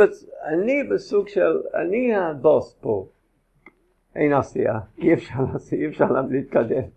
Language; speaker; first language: Hebrew; non-native, fluent; English